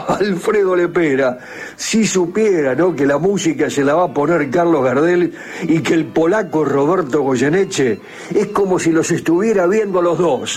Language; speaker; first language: Spanish; native; Spanish